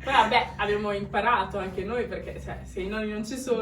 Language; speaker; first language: Italian; early bilingual, other home language; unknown